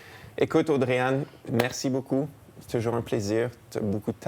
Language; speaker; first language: French; native; French